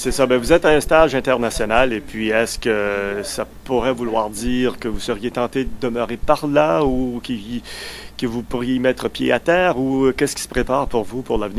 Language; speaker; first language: French; native; French